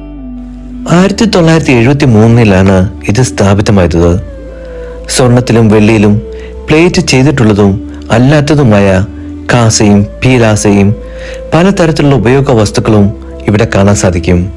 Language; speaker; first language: Malayalam; native; Malayalam